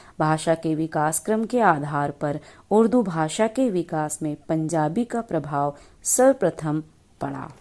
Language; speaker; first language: Hindi; native; Hindi